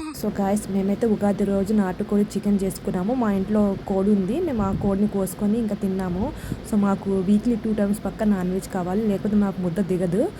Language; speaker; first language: Telugu; non-native, local second language; Lambadi